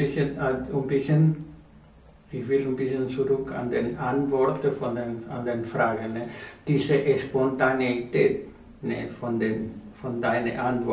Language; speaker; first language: German; non-native, learner; Spanish